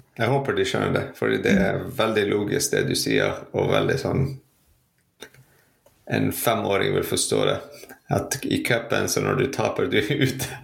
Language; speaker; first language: Norwegian; non-native, fluent; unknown